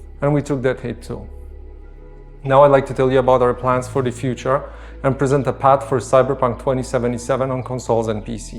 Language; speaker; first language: English; non-native, fluent; Polish